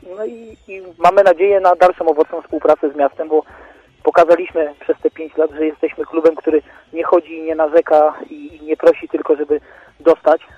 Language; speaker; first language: Polish; native; Polish